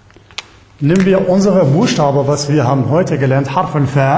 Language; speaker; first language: German; non-native, fluent; Arabic